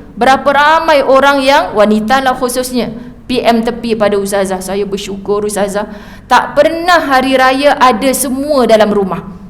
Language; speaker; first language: Malay; native; Malay